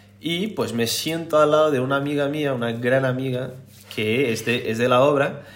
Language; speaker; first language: Spanish; non-native, fluent; Portuguese